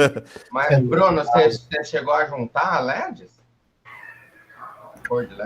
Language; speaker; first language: Portuguese; native; Portuguese